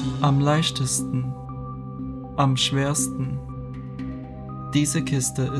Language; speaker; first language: German; non-native, learner; Chinese